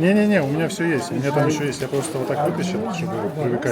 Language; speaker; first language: Russian; native; Russian